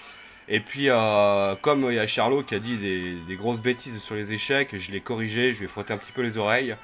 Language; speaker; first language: French; native; French